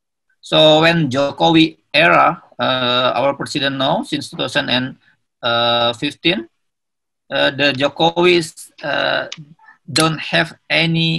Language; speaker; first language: English; non-native, learner; Indonesian